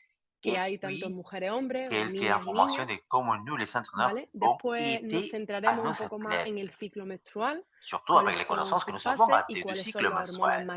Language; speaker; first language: French; non-native, learner; Spanish